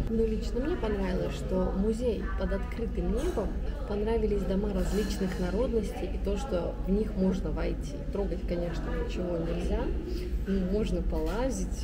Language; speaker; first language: Russian; native; Russian